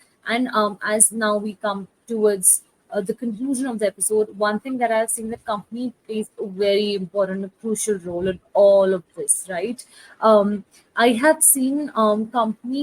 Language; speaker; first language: English; non-native, local second language; Hindi